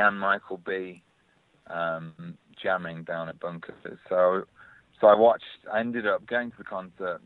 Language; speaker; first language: English; native; English